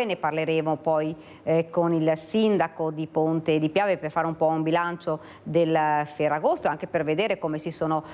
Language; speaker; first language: Italian; native; Italian